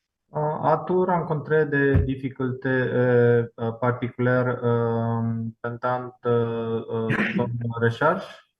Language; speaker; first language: French; non-native, fluent; Romanian